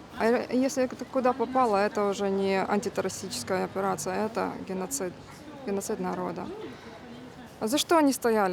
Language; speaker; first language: Russian; native; Russian